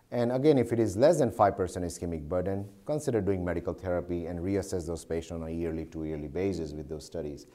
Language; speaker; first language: English; non-native, local second language; Gujarati